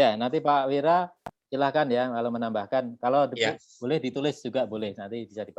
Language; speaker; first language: Indonesian; native; Indonesian